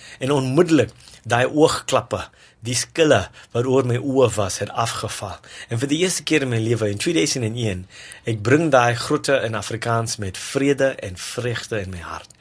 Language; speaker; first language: Afrikaans; non-native, local second language; English